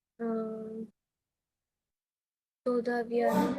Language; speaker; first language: Spanish; non-native, learner; Bangla